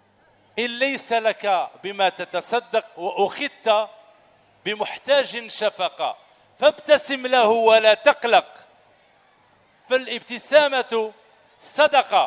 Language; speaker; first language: Arabic; native; Arabic